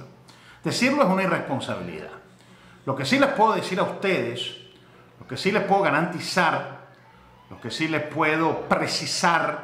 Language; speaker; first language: Spanish; native; Spanish